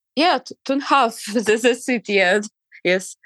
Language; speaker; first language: English; non-native, fluent; Ukrainian